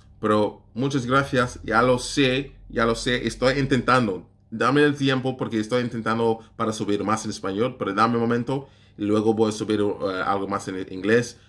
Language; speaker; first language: Spanish; non-native, learner; English